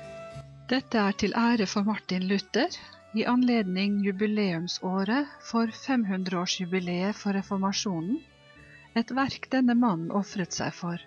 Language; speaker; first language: Norwegian; non-native, fluent; Polish